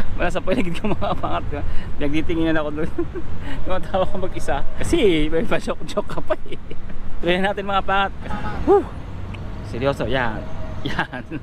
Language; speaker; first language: Filipino; native; Filipino